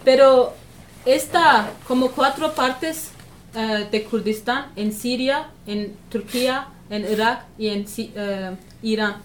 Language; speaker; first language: Spanish; non-native, learner; Kurdish